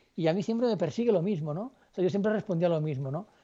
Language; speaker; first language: Spanish; native; Spanish